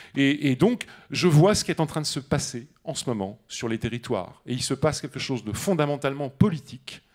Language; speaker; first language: French; native; French